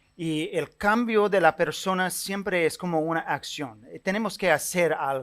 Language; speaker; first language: Spanish; non-native, fluent; English